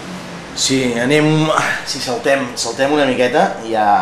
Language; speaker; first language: Catalan; native; Catalan